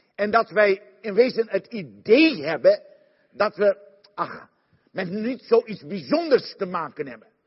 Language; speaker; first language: Dutch; native; Dutch